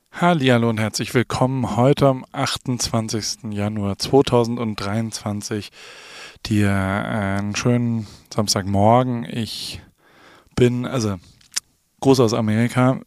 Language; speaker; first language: German; native; German